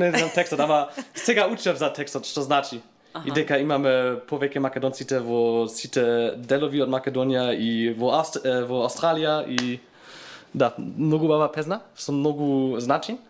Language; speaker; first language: Macedonian; non-native, learner; German